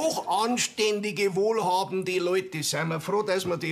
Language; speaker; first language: German; native; German